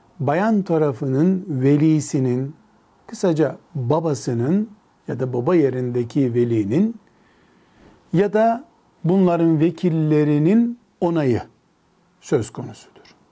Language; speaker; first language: Turkish; native; Turkish